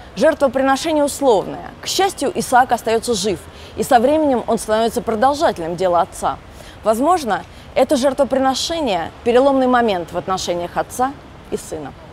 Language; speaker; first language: Russian; native; Russian